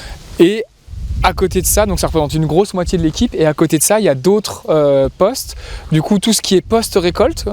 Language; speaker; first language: French; native; French